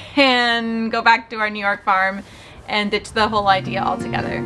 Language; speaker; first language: English; native; English